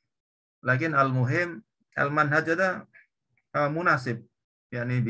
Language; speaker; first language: Arabic; non-native, learner; Indonesian